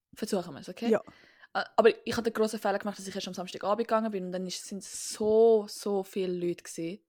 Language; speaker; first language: Swiss German; native; Swiss German